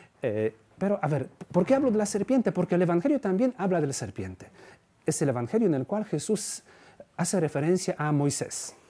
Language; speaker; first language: Spanish; non-native, fluent; Polish